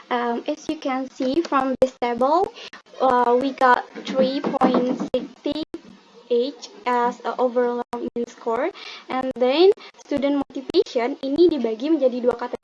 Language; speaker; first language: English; non-native, learner; Indonesian